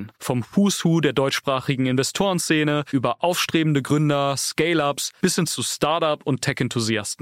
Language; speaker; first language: German; native; German